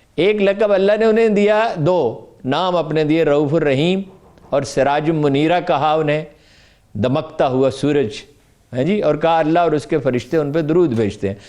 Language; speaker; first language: Urdu; non-native, local second language; Punjabi